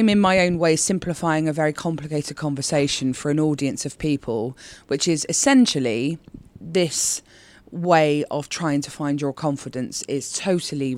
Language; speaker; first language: English; native; English